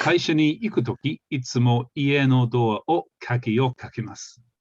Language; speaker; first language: Japanese; non-native, fluent; English